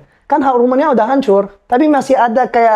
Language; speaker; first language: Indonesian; non-native, fluent; Arabic